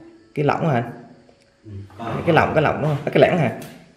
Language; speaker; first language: Vietnamese; native; Vietnamese